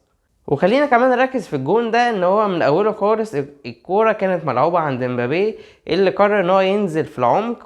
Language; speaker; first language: Arabic; native; Arabic